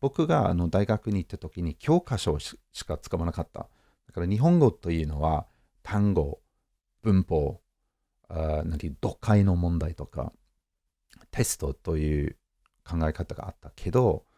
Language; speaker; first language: Japanese; non-native, fluent; English